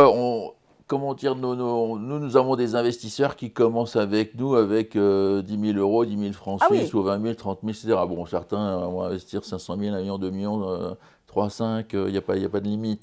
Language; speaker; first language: French; native; French